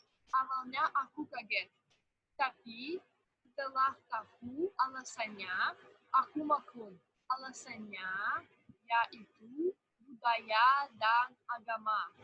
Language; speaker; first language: Indonesian; non-native, fluent; Russian